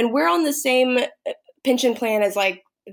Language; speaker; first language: English; native; English